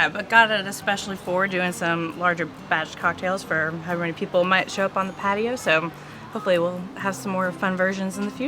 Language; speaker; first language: English; native; English